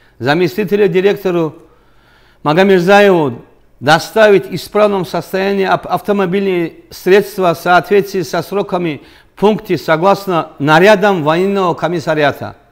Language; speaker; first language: Russian; non-native, local second language; Avaric